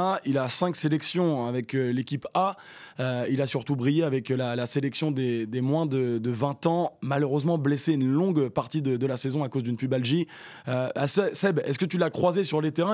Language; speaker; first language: French; native; French